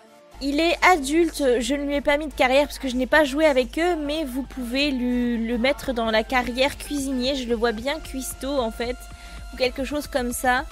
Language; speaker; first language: French; native; French